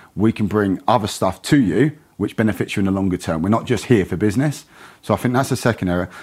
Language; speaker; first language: English; native; English